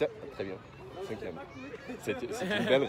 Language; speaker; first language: French; non-native, fluent; Portuguese